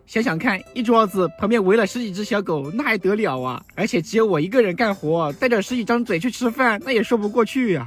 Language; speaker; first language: Chinese; native; Chinese